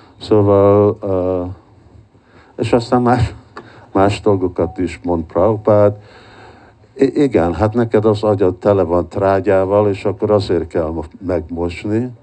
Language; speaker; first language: Hungarian; early bilingual, heritage; Hungarian